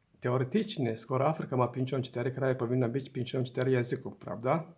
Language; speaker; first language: Polish; non-native, learner; Somali